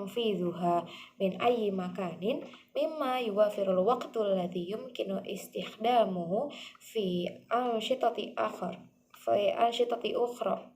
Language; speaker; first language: Arabic; non-native, learner; Indonesian